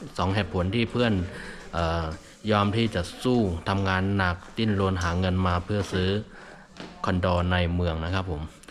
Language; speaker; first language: Thai; non-native, fluent; Chinese